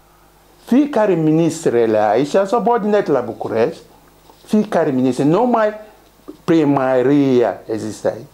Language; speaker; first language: Romanian; non-native, learner; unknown